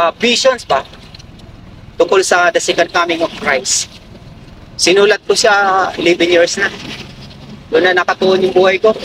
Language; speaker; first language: Filipino; non-native, local second language; Cebuano